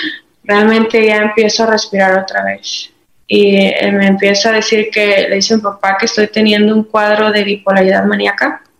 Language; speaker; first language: Spanish; native; Spanish